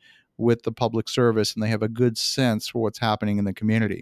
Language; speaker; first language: English; native; English